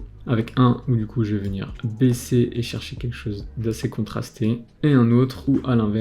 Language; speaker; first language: French; native; French